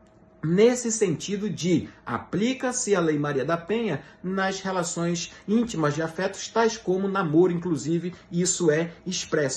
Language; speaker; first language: Portuguese; native; Portuguese